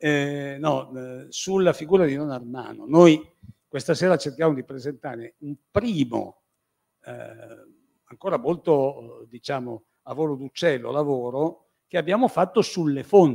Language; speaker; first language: Italian; native; Italian